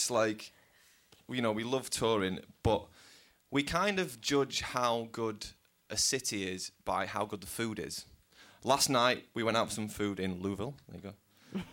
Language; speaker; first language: English; native; English